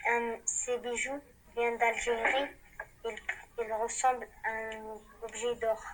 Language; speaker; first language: French; non-native, learner; Arabic